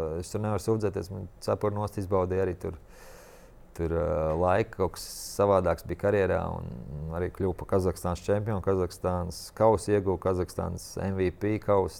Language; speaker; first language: Latvian; native; Latvian